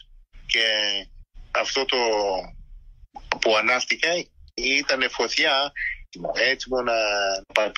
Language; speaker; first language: Greek; early bilingual, heritage; Greek